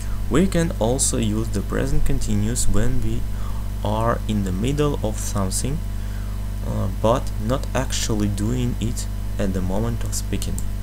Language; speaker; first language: English; non-native, fluent; Russian